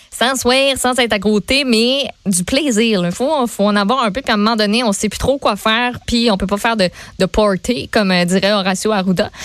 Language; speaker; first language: French; native; French